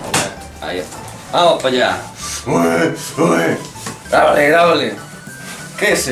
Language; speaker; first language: Spanish; native; Spanish